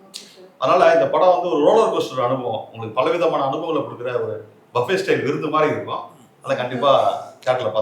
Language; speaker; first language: Tamil; native; Tamil